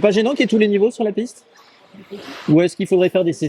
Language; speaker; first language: French; native; French